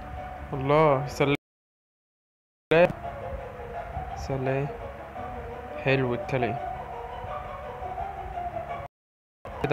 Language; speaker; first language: Arabic; native; Arabic